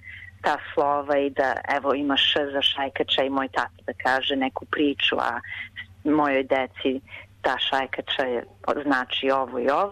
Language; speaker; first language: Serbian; early bilingual, heritage; Serbian